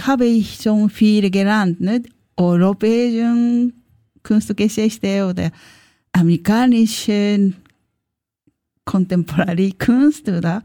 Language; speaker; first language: German; non-native, learner; Japanese